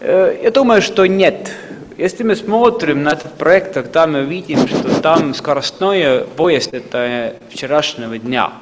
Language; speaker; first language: Russian; non-native, fluent; Estonian